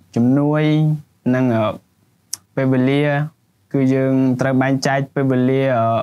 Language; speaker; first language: Khmer; non-native, local second language; Jarai